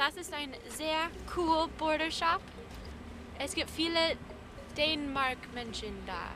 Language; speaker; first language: German; non-native, learner; English